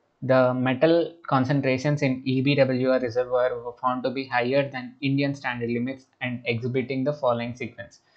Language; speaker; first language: English; non-native, local second language; Telugu